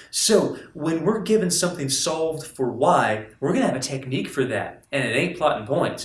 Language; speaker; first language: English; native; English